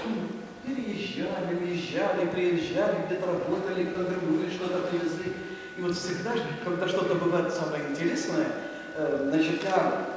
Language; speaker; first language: Russian; native; Russian